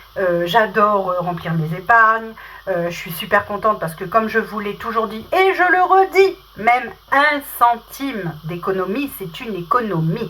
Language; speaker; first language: French; native; French